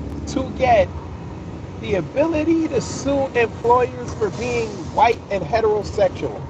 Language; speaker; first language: English; native; English